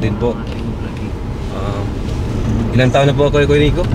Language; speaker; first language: Filipino; native; Filipino